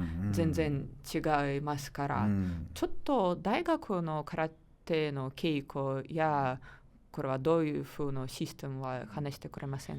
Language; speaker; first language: Japanese; non-native, learner; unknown